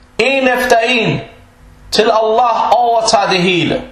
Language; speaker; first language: Danish; early bilingual, other home language; Arabic